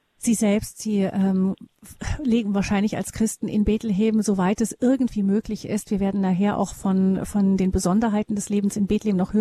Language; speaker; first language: German; native; German